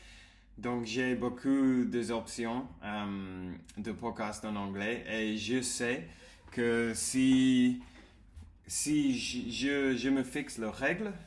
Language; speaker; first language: French; non-native, learner; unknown